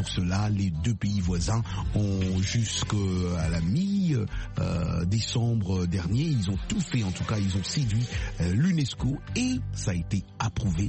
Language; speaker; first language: French; non-native, local second language; Lingala